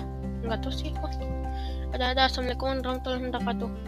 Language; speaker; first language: Indonesian; native; Indonesian